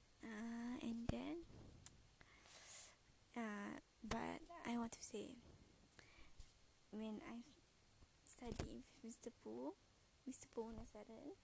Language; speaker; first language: English; non-native, learner; Malay